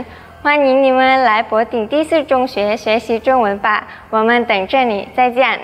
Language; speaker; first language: Chinese; non-native, learner; Thai